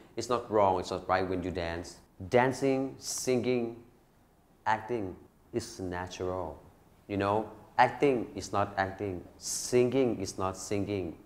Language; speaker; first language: English; non-native, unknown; Thai